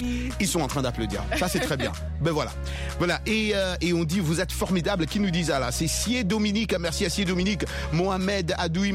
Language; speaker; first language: French; non-native, local second language; Lingala